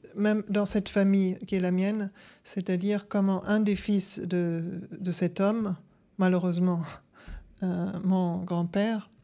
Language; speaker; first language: French; non-native, fluent; German